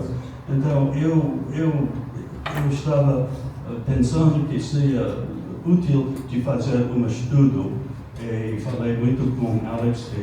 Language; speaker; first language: Portuguese; non-native, fluent; English